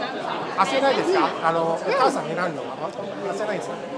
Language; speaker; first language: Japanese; non-native, fluent; Cantonese